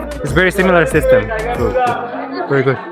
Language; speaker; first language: English; non-native, fluent; Korean